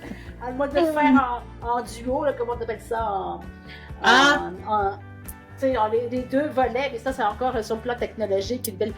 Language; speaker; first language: French; native; French